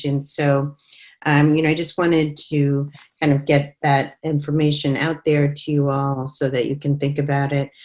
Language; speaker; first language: English; native; English